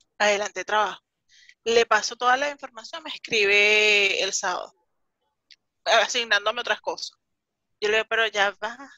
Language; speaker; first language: Spanish; native; Spanish